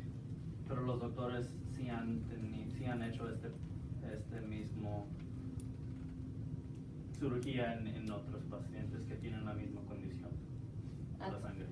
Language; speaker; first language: Spanish; non-native, learner; English